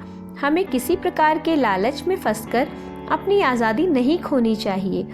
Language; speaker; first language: Hindi; native; Hindi